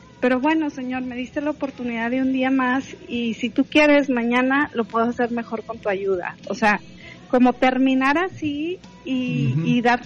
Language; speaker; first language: Spanish; native; Spanish